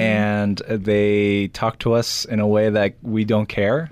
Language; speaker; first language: English; early bilingual, other home language; Korean